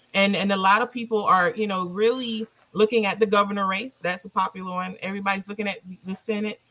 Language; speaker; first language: English; native; English